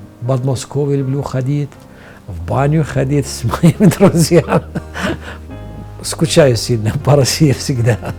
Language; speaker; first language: Russian; non-native, fluent; Arabic